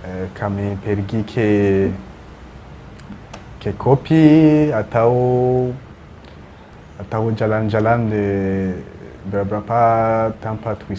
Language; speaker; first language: Indonesian; non-native, learner; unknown